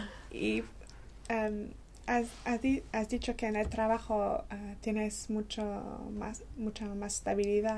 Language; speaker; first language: Spanish; non-native, learner; English